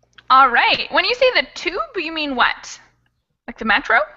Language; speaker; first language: English; native; English